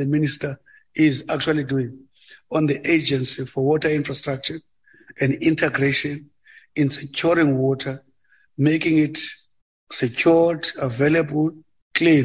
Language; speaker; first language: English; non-native, local second language; Xhosa